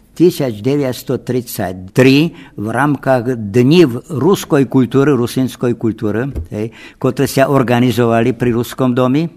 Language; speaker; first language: Slovak; non-native, local second language; Rusyn